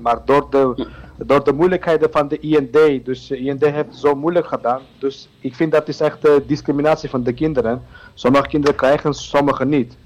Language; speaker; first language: Dutch; non-native, learner; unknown